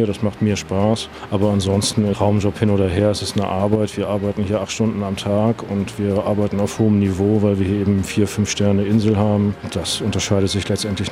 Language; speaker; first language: German; native; German